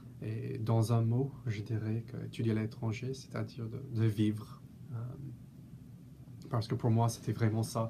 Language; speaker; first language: French; non-native, fluent; English